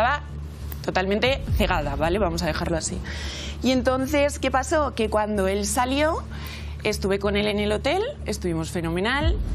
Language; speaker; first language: Spanish; native; Spanish